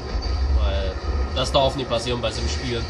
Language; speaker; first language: German; native; German